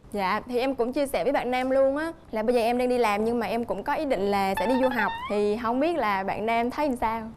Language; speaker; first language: Vietnamese; native; Vietnamese